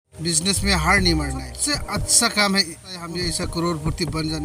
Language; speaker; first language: Hindi; non-native, local second language; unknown